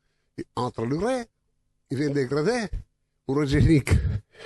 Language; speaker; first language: French; non-native, learner; Italian